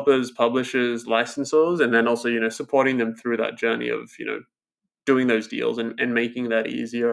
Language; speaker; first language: English; native; English